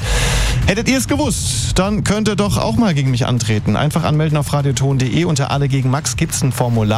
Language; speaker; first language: German; native; German